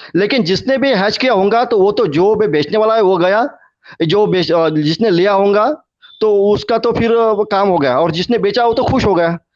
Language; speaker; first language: Hindi; non-native, local second language; Marathi